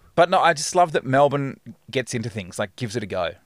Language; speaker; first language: English; native; English